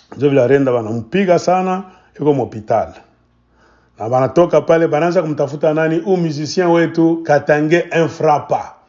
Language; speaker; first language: Swahili; native; Swahili